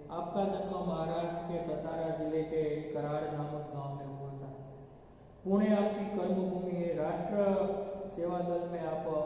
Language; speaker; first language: Hindi; non-native, local second language; Gujarati